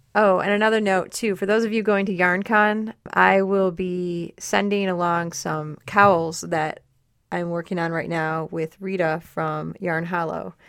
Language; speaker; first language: English; native; English